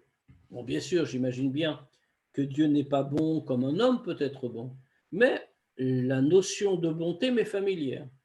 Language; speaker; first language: French; native; French